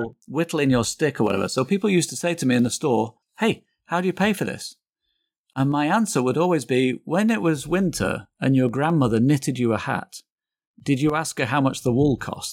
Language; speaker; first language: English; native; English